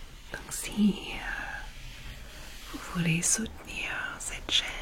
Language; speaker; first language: French; non-native, fluent; English